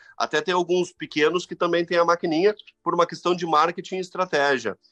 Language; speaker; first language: Portuguese; native; Portuguese